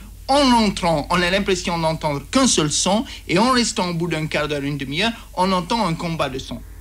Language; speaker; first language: French; native; French